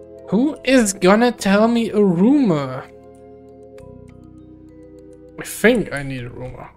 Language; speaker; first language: English; non-native, fluent; German